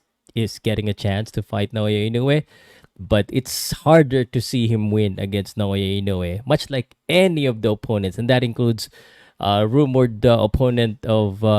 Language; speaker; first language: English; non-native, local second language; Filipino